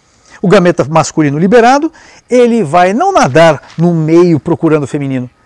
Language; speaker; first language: Portuguese; native; Portuguese